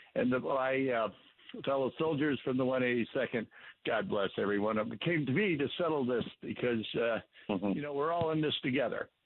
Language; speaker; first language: English; native; English